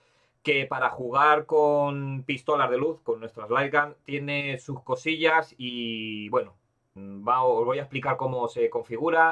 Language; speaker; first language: Spanish; native; Spanish